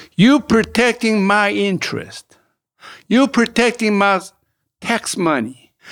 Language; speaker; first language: English; non-native, fluent; Korean